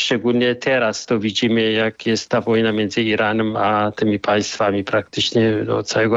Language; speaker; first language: Polish; non-native, fluent; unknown